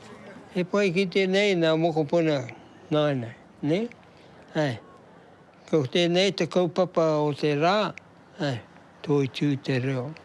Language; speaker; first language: Māori; non-native, local second language; English